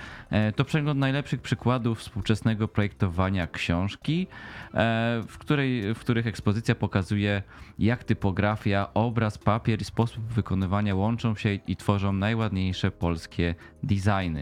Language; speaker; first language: Polish; native; Polish